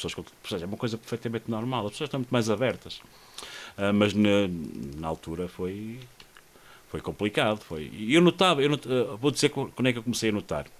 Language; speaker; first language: Portuguese; native; Portuguese